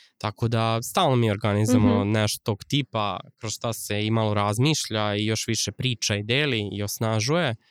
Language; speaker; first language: Serbian; native; Serbian